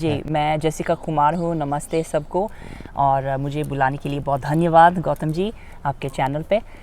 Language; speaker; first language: Hindi; non-native, fluent; English